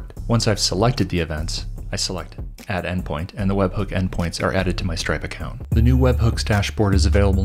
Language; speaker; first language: English; native; English